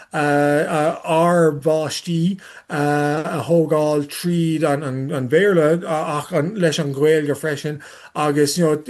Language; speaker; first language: Irish; non-native, learner; English